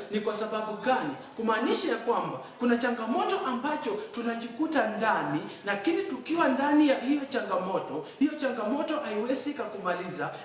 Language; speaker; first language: Swahili; native; Swahili